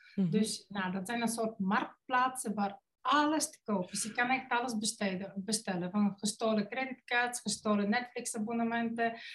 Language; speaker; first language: Dutch; non-native, fluent; Bulgarian